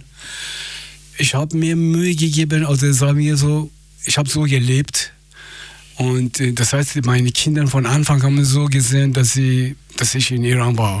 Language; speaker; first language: German; non-native, fluent; Persian